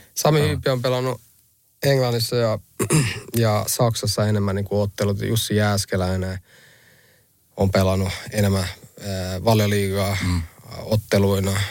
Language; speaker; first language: Finnish; early bilingual, other home language; Albanian